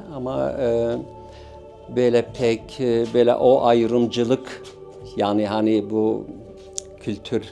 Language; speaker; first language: Turkish; non-native, local second language; Syriac